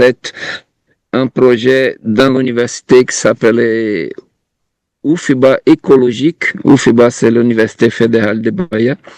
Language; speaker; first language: French; non-native, fluent; Portuguese